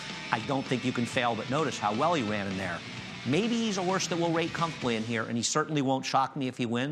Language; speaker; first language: English; native; English